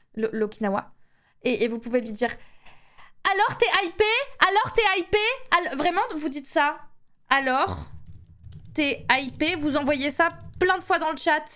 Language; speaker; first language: French; native; French